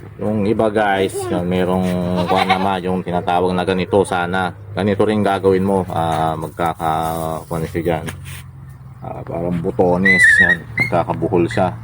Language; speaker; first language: Filipino; non-native, local second language; Iloko